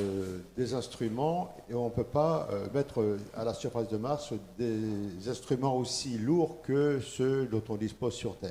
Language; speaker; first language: French; native; French